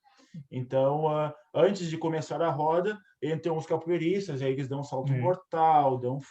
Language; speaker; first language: Portuguese; native; Portuguese